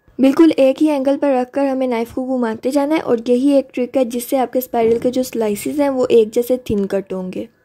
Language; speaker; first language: Urdu; native; Urdu